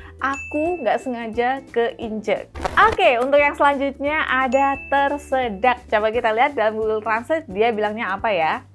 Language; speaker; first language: Indonesian; native; Indonesian